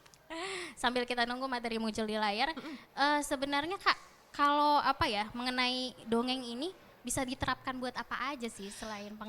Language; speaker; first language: Indonesian; native; Indonesian